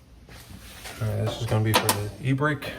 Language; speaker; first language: English; native; English